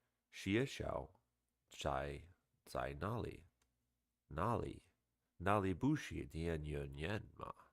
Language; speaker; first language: Chinese; non-native, learner; English